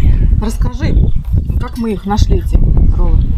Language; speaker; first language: Russian; native; Russian